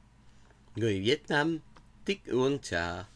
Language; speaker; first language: Vietnamese; non-native, learner; English